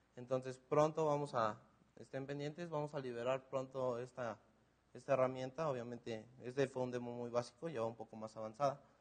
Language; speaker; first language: Spanish; native; Spanish